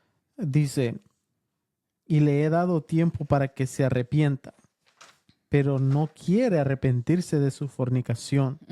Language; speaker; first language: Spanish; early bilingual, heritage; Spanish